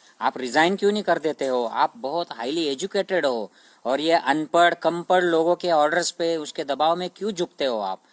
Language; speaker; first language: Hindi; non-native, local second language; Marathi